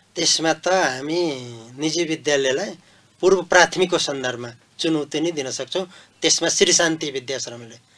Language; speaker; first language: Nepali; non-native, local second language; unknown